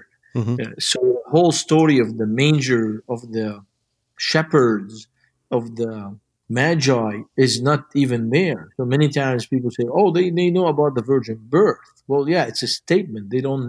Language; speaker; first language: English; non-native, fluent; Arabic